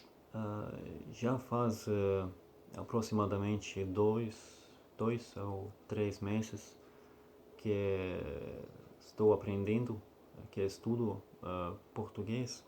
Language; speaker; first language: Portuguese; non-native, learner; Russian